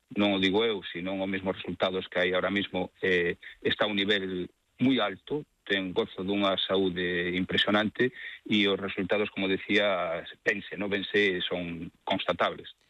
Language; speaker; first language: Galician; non-native, local second language; Spanish